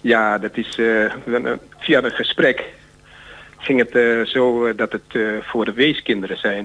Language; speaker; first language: Dutch; non-native, fluent; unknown